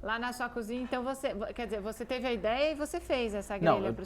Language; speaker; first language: Portuguese; native; Portuguese